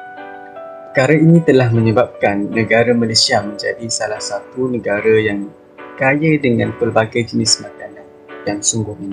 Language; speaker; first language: Malay; native; Malay